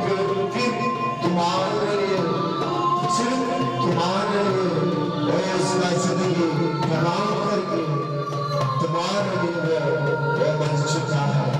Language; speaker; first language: Hindi; non-native, local second language; Telugu